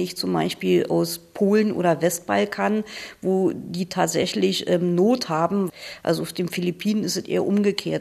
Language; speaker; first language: German; native; German